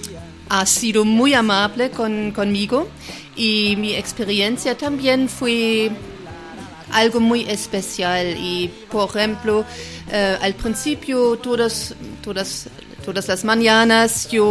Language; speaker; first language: Spanish; non-native, fluent; German